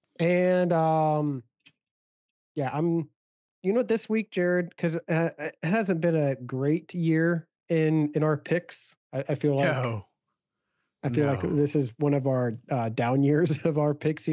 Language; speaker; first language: English; native; English